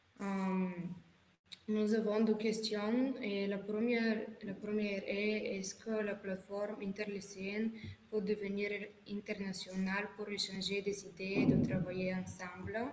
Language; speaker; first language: French; non-native, learner; Bulgarian